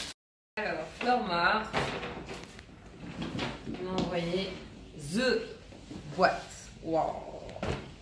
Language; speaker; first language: French; non-native, local second language; Arabic